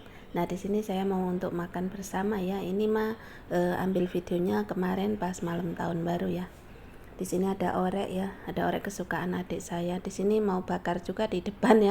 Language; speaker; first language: Indonesian; native; Indonesian